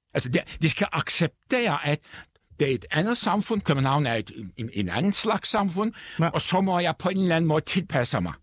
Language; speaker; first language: Danish; non-native, fluent; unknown